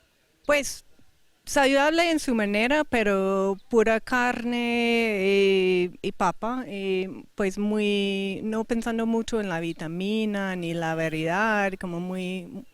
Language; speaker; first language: Spanish; non-native, fluent; English